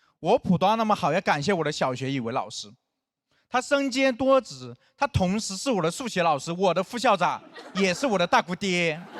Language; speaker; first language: Chinese; non-native, local second language; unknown